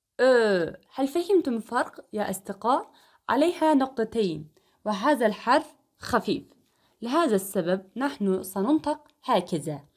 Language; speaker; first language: Arabic; non-native, fluent; Turkish